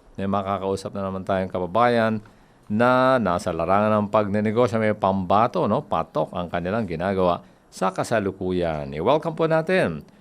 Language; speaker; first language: Filipino; native; Filipino